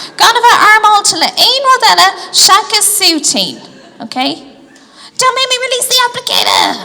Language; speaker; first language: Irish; native; Irish